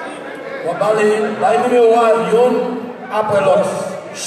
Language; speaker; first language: French; non-native, local second language; Haitian Creole